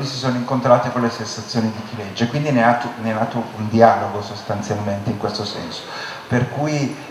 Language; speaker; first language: Italian; native; Italian